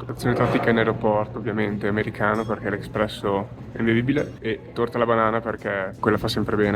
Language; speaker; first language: Italian; native; Italian